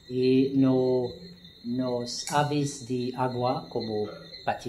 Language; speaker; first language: Portuguese; non-native, learner; French